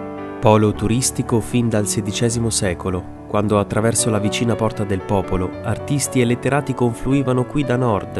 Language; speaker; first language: Italian; native; Italian